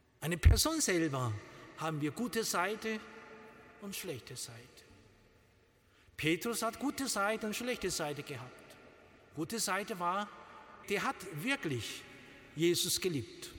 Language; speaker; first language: German; non-native, learner; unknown